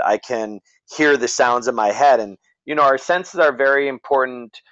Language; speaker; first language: English; native; English